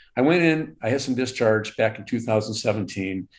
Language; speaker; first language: English; native; English